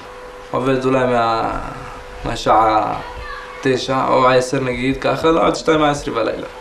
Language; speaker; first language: Hebrew; non-native, local second language; Arabic